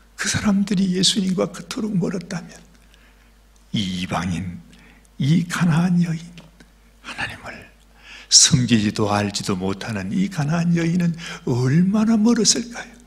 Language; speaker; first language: Korean; native; Korean